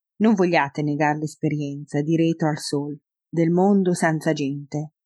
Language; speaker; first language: Italian; native; Italian